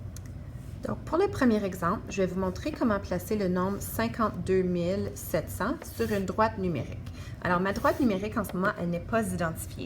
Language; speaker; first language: French; native; French